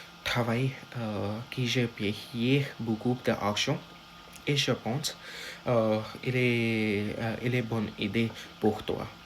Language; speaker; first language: French; non-native, learner; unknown